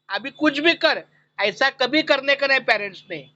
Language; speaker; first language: Hindi; non-native, local second language; Marathi